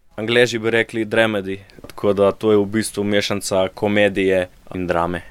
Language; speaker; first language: Slovenian; native; Slovenian